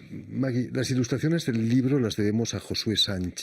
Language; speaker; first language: Spanish; native; Spanish